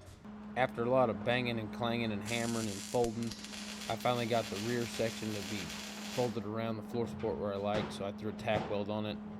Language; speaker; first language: English; native; English